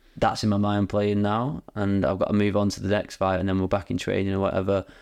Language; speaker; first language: English; native; English